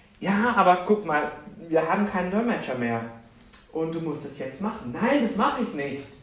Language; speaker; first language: German; non-native, fluent; Portuguese